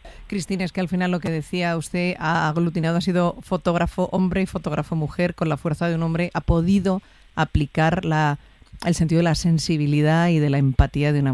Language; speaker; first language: Spanish; native; Spanish